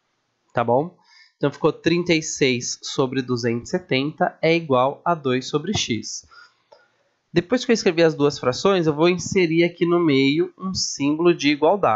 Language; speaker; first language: Portuguese; native; Portuguese